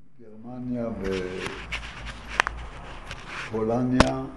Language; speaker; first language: Hebrew; non-native, fluent; Yiddish